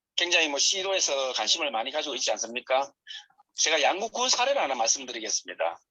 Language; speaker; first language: Korean; native; Korean